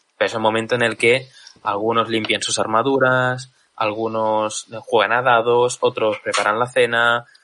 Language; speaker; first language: Spanish; native; Spanish